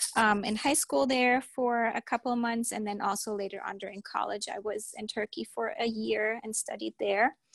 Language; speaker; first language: English; early bilingual, heritage; German